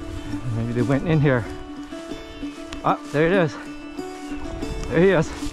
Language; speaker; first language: English; native; English